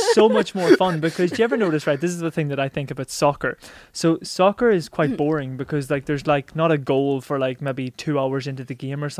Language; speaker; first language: English; native; English